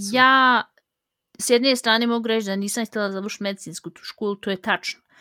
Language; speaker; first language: Bosnian; early bilingual, heritage; Bosnian